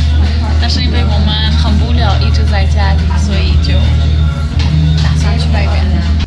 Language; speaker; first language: Chinese; non-native, fluent; Persian